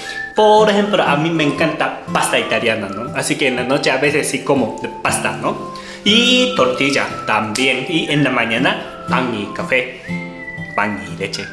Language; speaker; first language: Spanish; non-native, learner; Japanese